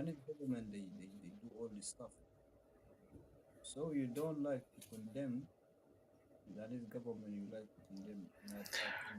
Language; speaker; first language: English; non-native, fluent; Arabic